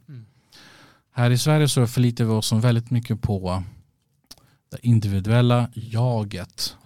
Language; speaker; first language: Swedish; early bilingual, other home language; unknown